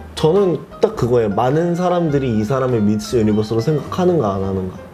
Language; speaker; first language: Korean; native; Korean